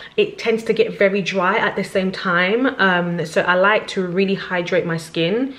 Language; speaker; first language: English; early bilingual, other home language; Lingala